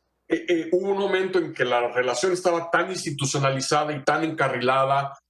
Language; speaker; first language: Spanish; native; Spanish